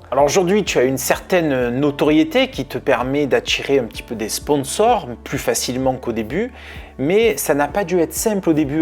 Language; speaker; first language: French; native; French